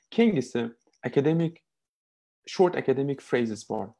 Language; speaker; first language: English; non-native, fluent; Uzbek